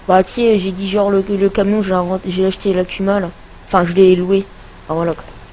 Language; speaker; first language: French; native; French